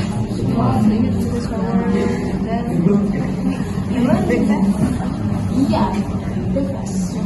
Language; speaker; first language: English; non-native, learner; Indonesian